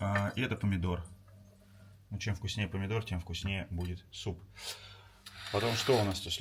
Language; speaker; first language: Russian; native; Russian